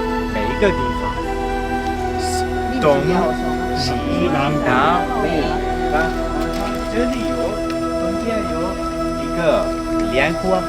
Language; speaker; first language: Chinese; non-native, learner; Sinhala